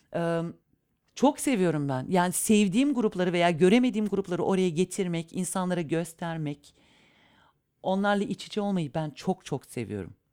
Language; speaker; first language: Turkish; early bilingual, heritage; Turkish